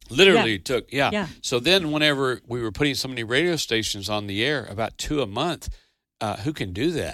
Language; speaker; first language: English; native; English